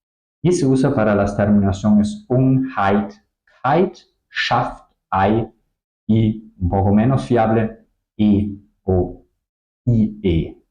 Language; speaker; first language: Spanish; non-native, fluent; German